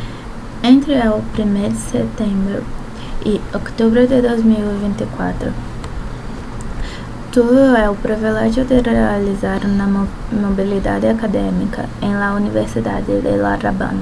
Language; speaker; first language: Spanish; non-native, learner; Portuguese